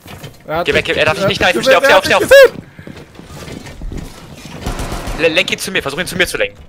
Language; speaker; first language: German; native; German